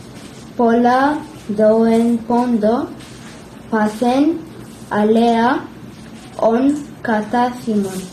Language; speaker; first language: Greek; non-native, learner; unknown